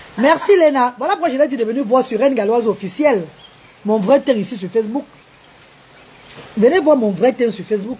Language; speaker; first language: French; non-native, local second language; Lingala